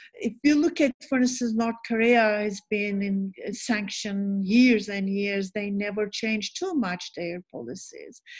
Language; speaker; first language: English; non-native, fluent; Turkish